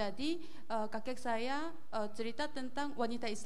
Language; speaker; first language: Indonesian; non-native, learner; Korean